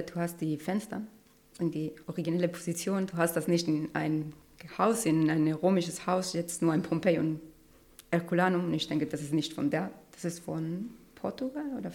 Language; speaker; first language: German; non-native, learner; Spanish